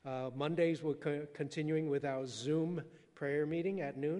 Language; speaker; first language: English; early bilingual, other home language; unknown